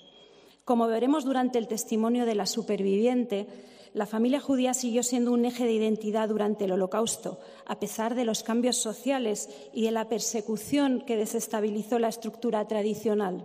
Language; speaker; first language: Spanish; native; Spanish